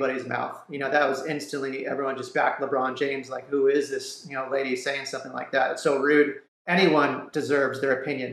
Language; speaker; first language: English; native; English